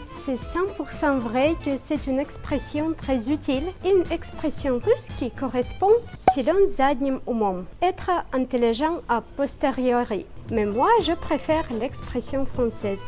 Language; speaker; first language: French; non-native, fluent; Russian